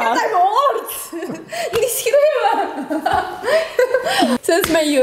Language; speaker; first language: Dutch; early bilingual, other home language; Turkish